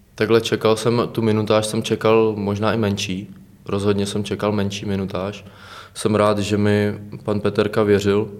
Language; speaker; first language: Czech; native; Czech